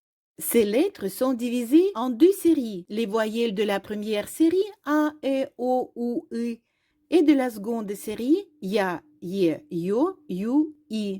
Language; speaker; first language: French; non-native, fluent; Russian